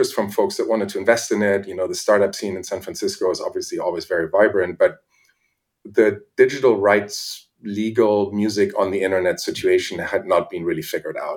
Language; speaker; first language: English; non-native, fluent; German